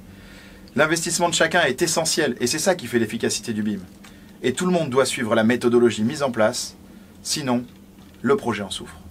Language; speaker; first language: French; native; French